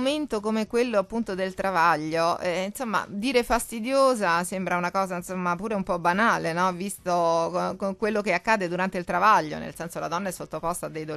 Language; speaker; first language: Italian; native; Italian